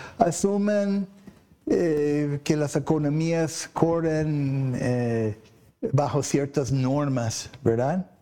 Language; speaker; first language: Spanish; non-native, fluent; English